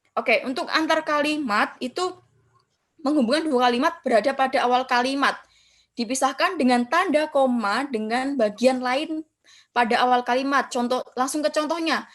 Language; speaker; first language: Indonesian; non-native, local second language; Javanese